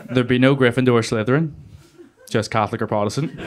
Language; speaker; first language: English; native; English